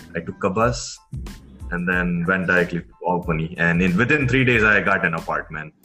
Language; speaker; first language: English; non-native, local second language; Gujarati